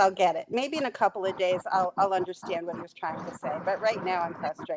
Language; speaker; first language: English; native; English